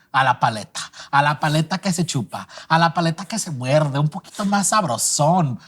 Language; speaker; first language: Spanish; early bilingual, other home language; English